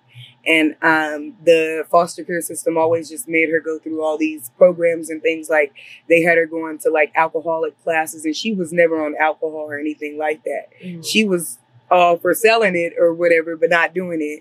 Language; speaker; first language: English; native; English